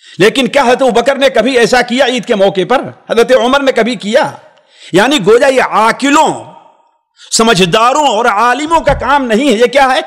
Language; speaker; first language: Urdu; native; Urdu